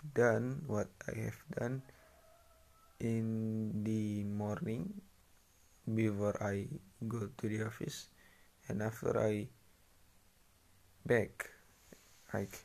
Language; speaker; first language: English; non-native, learner; Indonesian